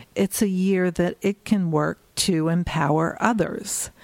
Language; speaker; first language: English; native; English